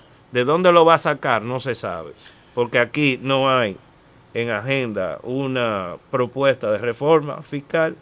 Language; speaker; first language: Spanish; native; Spanish